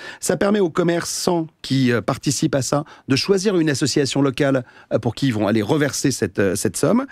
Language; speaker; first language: French; native; French